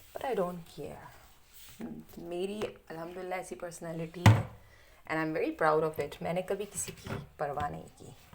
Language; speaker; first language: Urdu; native; Urdu